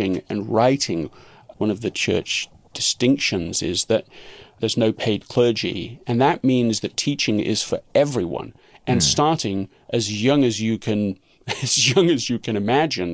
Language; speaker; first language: English; native; English